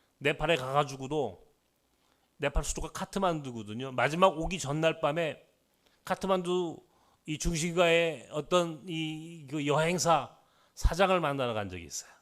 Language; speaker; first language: Korean; native; Korean